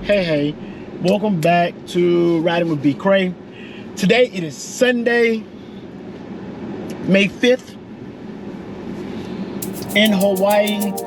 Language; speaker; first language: English; native; English